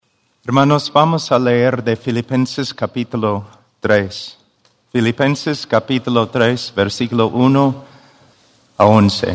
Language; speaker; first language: Spanish; non-native, fluent; English